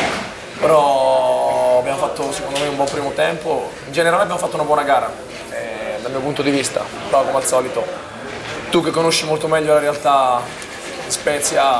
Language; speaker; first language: Italian; native; Italian